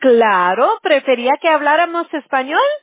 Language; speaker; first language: Spanish; early bilingual, heritage; Spanish